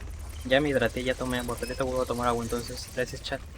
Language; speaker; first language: Spanish; native; Spanish